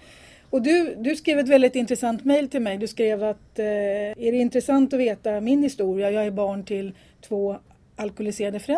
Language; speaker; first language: Swedish; native; Swedish